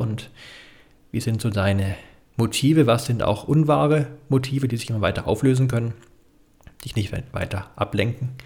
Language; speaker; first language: German; native; German